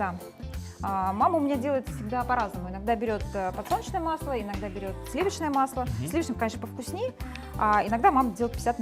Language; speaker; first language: Russian; native; Russian